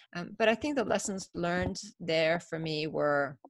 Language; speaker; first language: English; early bilingual, other home language; Persian